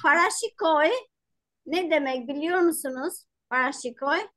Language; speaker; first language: Turkish; non-native, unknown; Albanian